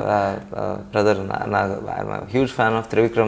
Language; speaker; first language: Tamil; non-native, local second language; Telugu